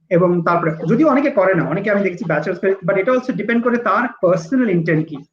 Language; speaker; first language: Bangla; native; Bangla